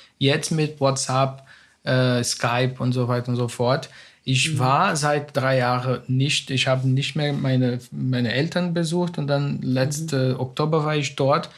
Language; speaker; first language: German; non-native, fluent; Spanish